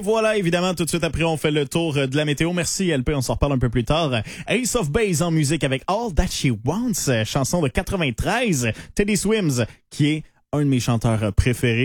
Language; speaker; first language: French; native; French